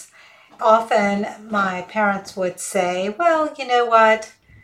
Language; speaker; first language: English; early bilingual, other home language; Hindi